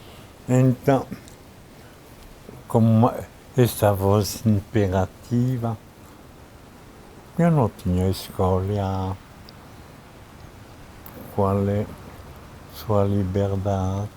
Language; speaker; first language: Portuguese; non-native, fluent; French